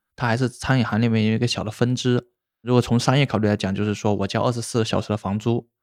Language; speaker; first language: Chinese; native; Chinese